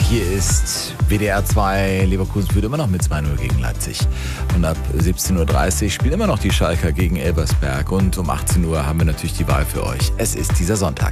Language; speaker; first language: German; native; German